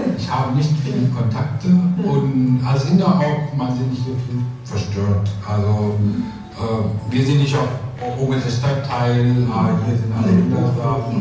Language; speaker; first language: German; non-native, fluent; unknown